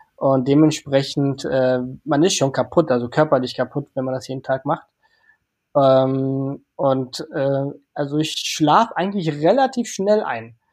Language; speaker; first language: German; early bilingual, other home language; Portuguese